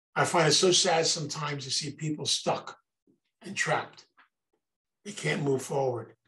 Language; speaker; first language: English; native; English